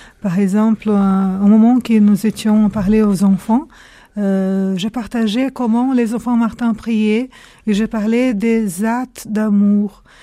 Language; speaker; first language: French; non-native, fluent; Portuguese